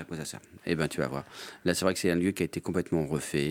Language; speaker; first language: French; native; French